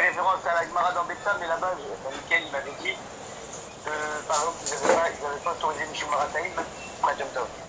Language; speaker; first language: French; native; French